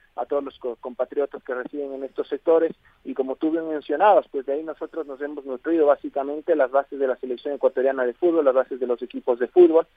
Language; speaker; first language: Spanish; native; Spanish